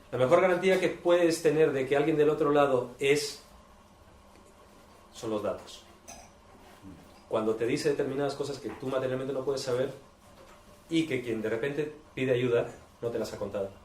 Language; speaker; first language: Spanish; native; Spanish